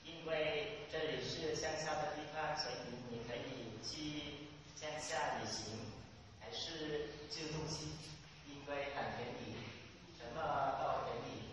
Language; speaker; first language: Chinese; non-native, learner; Vietnamese